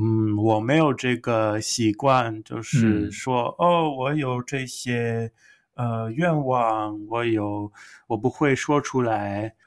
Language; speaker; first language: Chinese; non-native, fluent; English